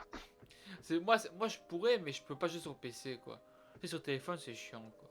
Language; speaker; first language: French; native; French